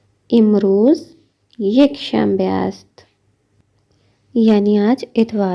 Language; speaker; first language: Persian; non-native, fluent; Urdu